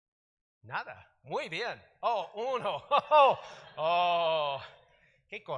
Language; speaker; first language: Spanish; non-native, learner; English